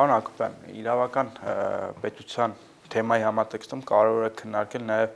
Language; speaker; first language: Armenian; native; Armenian